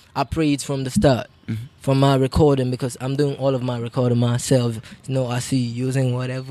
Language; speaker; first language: English; non-native, local second language; Krio